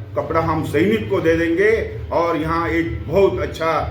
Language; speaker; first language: Hindi; non-native, local second language; Marathi